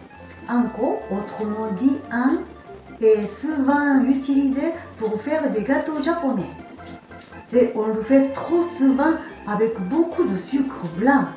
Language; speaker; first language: French; non-native, fluent; Japanese